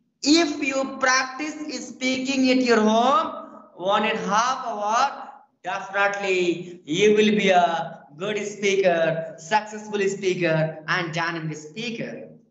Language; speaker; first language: English; non-native, learner; Hindi